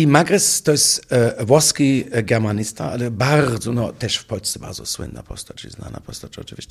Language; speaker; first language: Polish; non-native, fluent; German